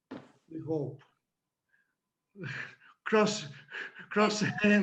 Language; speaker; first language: English; non-native, learner; Italian